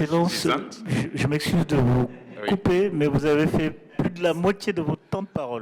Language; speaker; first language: French; non-native, local second language; Wolof